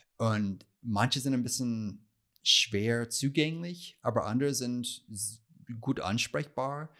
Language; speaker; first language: German; non-native, fluent; English